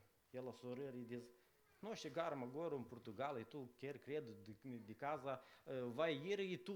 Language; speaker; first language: Portuguese; non-native, learner; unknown